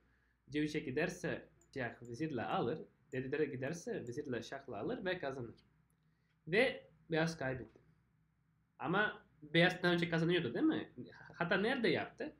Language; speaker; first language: Turkish; non-native, fluent; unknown